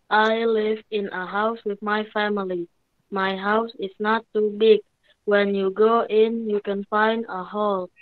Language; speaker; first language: English; non-native, learner; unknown